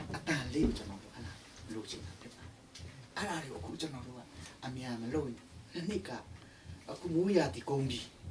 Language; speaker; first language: Burmese; non-native, local second language; Tedim Chin